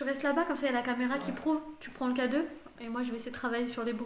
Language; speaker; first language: French; native; French